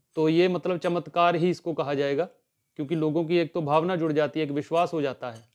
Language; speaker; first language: Hindi; native; Hindi